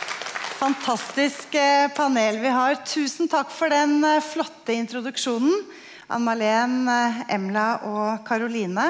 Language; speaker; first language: Norwegian; native; Norwegian